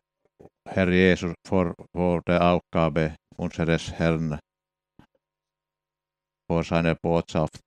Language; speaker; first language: German; non-native, fluent; Finnish